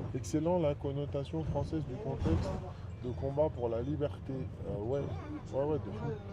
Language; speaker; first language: French; native; French